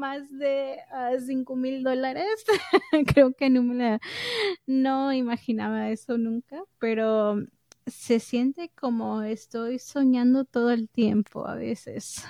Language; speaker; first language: Spanish; early bilingual, heritage; English